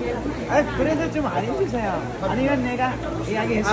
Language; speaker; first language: Korean; non-native, learner; Bangla